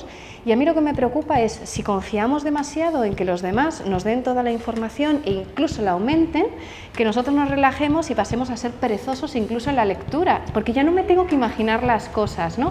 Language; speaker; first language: Spanish; native; Spanish